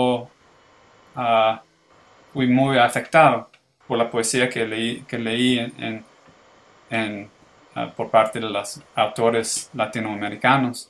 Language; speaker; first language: Spanish; early bilingual, heritage; English